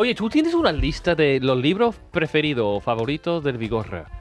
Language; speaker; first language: Spanish; non-native, learner; English